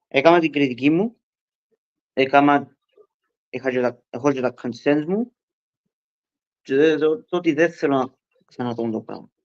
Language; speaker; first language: Greek; early bilingual, heritage; Greek